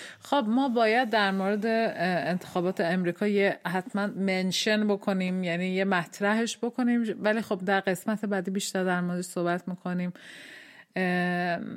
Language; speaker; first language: Persian; early bilingual, heritage; Persian